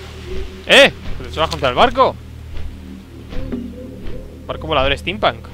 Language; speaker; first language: Spanish; native; Spanish